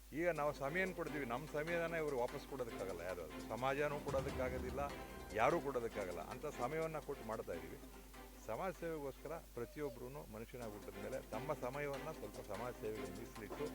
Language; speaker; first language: Kannada; native; Kannada